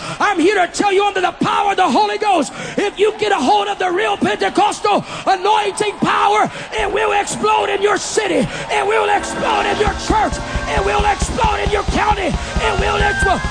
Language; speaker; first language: English; non-native, fluent; Portuguese